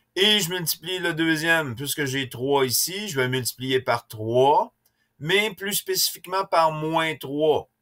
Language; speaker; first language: French; native; French